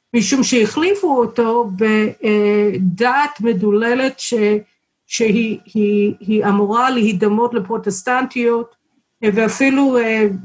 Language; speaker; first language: Hebrew; non-native, fluent; English